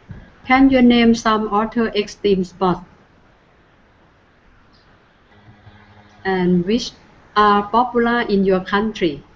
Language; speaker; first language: English; non-native, learner; Thai